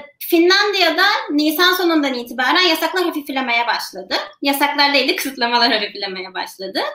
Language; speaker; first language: Turkish; native; Turkish